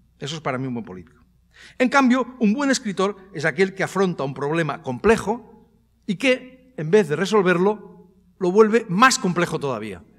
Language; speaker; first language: Spanish; native; Spanish